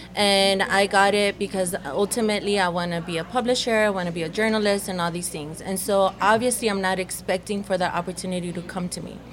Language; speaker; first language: English; early bilingual, other home language; Spanish